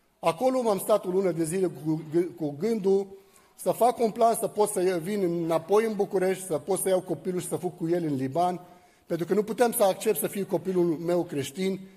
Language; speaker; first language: Romanian; non-native, fluent; Arabic